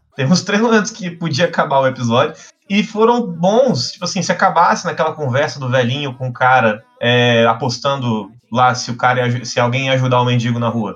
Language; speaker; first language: Portuguese; native; Portuguese